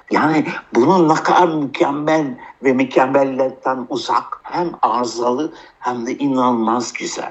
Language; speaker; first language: Turkish; early bilingual, heritage; Turkish